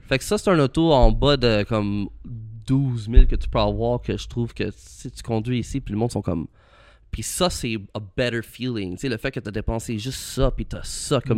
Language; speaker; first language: French; early bilingual, heritage; French